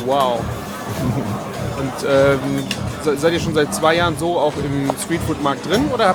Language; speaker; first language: German; native; German